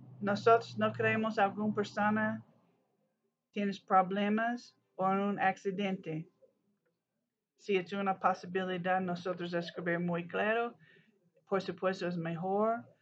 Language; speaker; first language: Spanish; non-native, learner; English